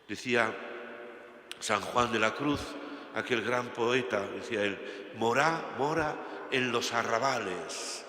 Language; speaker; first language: Spanish; native; Spanish